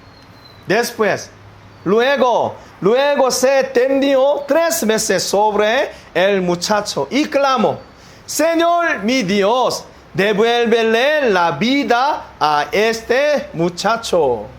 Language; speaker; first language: Spanish; non-native, learner; Korean